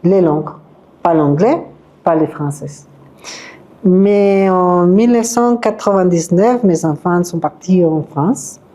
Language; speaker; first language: French; non-native, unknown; Spanish